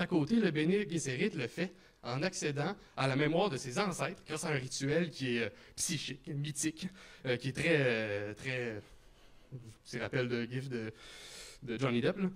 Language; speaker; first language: French; native; French